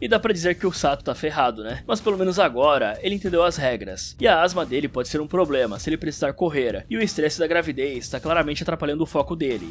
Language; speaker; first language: Portuguese; native; Portuguese